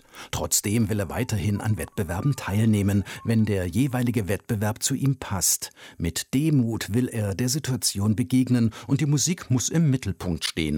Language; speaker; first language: German; native; German